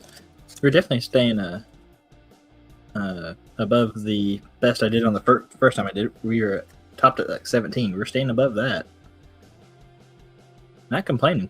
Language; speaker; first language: English; native; English